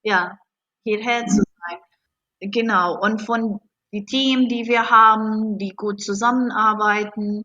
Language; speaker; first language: German; non-native, fluent; Arabic